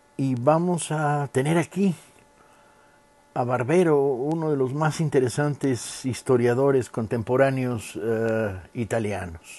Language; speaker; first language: Spanish; native; Spanish